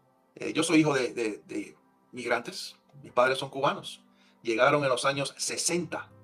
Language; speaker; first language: Spanish; early bilingual, heritage; Spanish